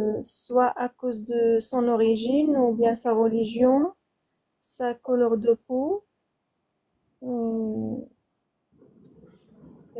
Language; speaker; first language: French; non-native, fluent; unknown